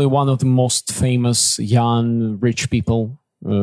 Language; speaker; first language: English; non-native, fluent; Kazakh